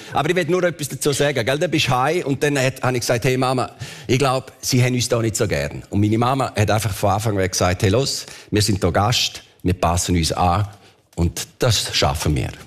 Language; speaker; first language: German; early bilingual, other home language; Italian